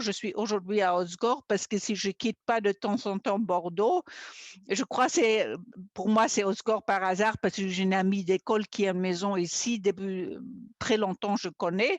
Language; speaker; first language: French; non-native, fluent; German